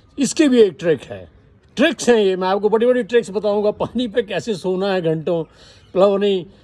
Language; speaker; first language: Hindi; non-native, local second language; Punjabi